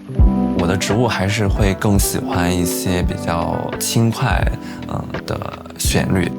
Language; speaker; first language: Chinese; native; Chinese